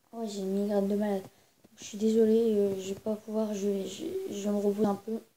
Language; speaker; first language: French; native; French